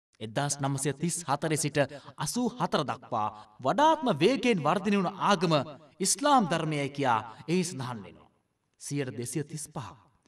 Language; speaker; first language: Sinhala; non-native, local second language; Tamil